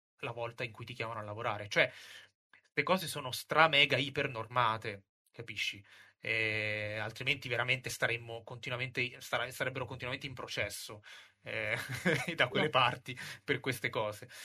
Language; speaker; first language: Italian; native; Italian